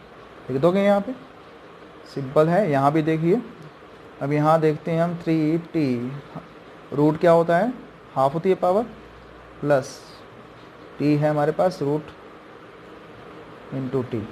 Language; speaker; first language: Hindi; native; Hindi